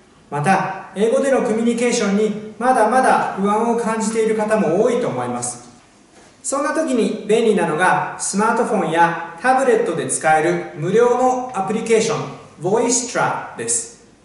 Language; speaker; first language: Japanese; native; Japanese